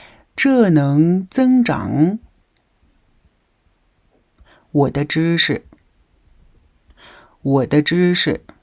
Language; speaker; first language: Chinese; non-native, fluent; Mongolian